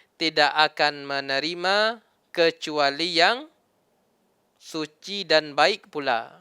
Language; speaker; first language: Malay; non-native, local second language; Minangkabau